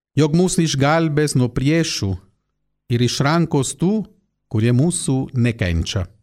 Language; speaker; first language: Lithuanian; non-native, fluent; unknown